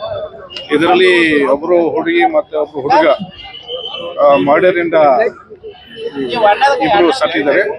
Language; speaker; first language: Kannada; non-native, fluent; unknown